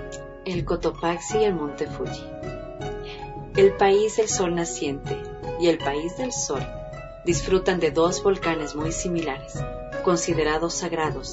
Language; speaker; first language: Spanish; native; Spanish